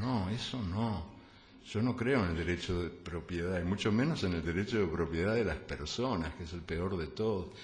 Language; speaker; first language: Spanish; native; Spanish